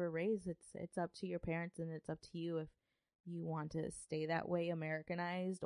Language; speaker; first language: English; early bilingual, other home language; Spanish